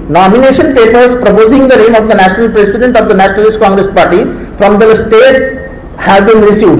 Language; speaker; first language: English; non-native, local second language; Marathi